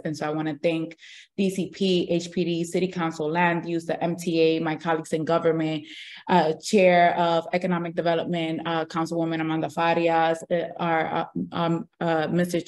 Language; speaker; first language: English; early bilingual, other home language; Spanish